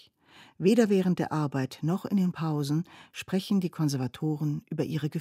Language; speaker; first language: German; native; German